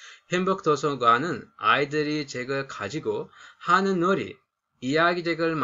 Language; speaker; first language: Korean; non-native, fluent; Sinhala